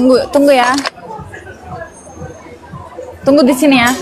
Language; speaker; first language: Indonesian; non-native, learner; Turkish